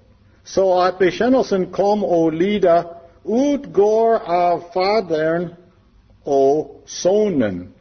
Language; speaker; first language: Swedish; non-native, learner; English